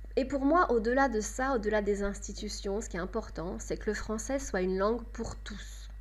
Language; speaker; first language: French; native; French